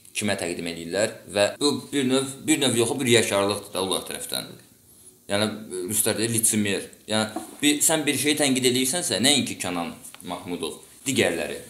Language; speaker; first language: Azerbaijani; non-native, local second language; Russian